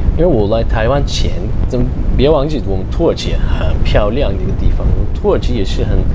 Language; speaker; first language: Chinese; non-native, fluent; Turkish